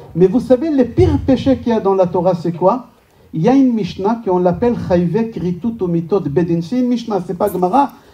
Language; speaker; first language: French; non-native, fluent; Hebrew